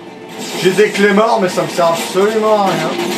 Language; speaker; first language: French; native; French